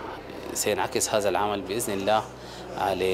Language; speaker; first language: Arabic; native; Arabic